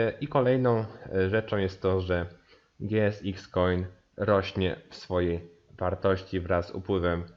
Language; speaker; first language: Polish; native; Polish